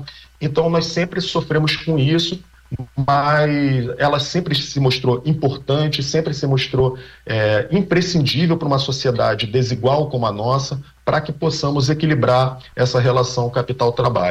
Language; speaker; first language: Portuguese; native; Portuguese